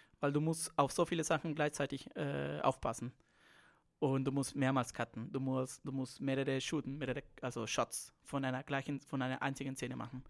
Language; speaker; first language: German; non-native, fluent; Spanish